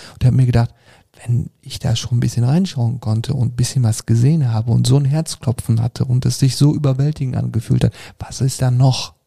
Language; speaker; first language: German; early bilingual, other home language; Turkish